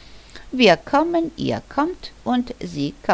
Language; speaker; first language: German; non-native, fluent; Bulgarian